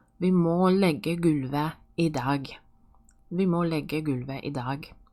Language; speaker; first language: Norwegian; non-native, fluent; Polish